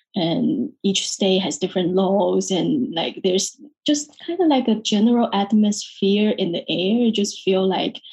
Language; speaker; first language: English; non-native, fluent; Chinese